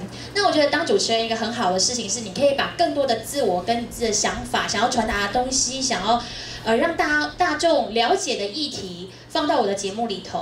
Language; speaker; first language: Chinese; native; Chinese